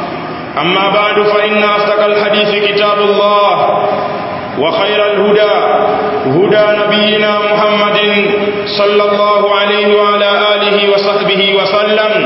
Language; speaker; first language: Arabic; non-native, fluent; Swahili